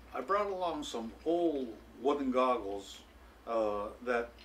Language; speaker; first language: English; native; English